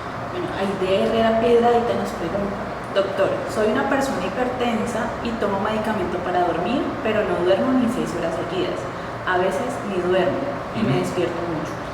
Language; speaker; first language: Spanish; native; Spanish